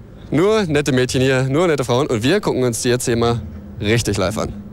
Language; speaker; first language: German; native; German